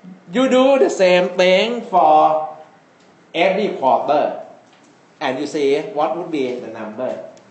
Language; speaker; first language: English; non-native, fluent; Thai